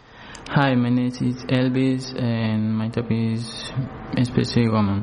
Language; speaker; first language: English; non-native, learner; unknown